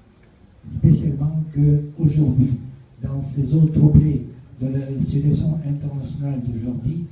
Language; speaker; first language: French; non-native, fluent; Russian